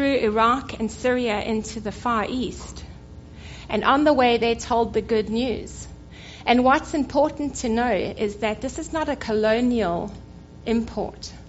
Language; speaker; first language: English; native; English